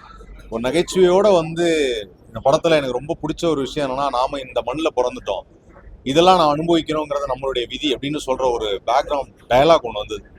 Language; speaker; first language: Tamil; native; Tamil